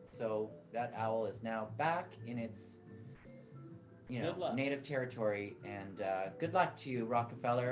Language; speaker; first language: English; native; English